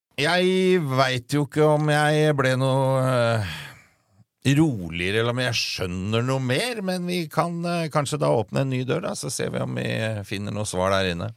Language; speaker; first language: Norwegian; native; Norwegian